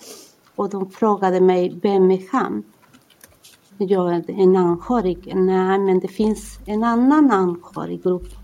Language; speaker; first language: Swedish; non-native, fluent; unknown